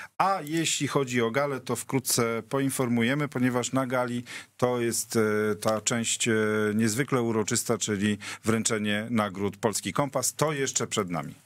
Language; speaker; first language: Polish; native; Polish